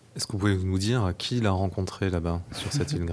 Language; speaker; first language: French; native; French